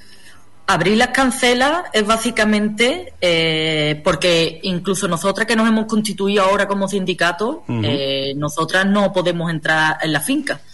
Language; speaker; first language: Spanish; native; Spanish